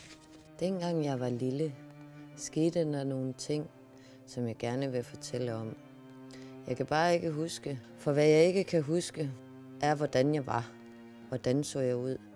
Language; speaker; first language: Danish; native; Danish